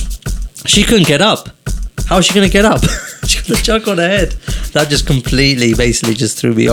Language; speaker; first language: English; native; English